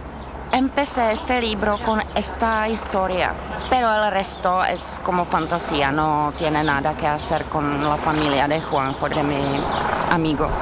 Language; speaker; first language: Spanish; non-native, fluent; Czech